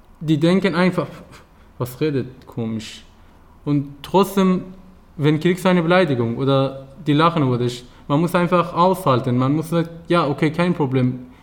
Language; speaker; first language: German; non-native, learner; Persian